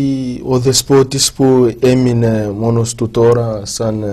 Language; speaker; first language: Greek; non-native, fluent; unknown